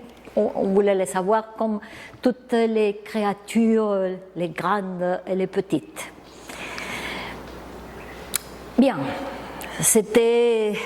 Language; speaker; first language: French; non-native, fluent; Spanish